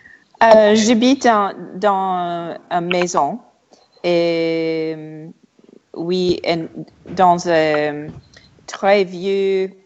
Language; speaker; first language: French; non-native, learner; English